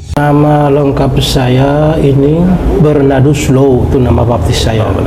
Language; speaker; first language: Indonesian; non-native, local second language; Tetum